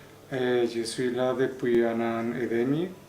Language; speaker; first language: French; non-native, fluent; Spanish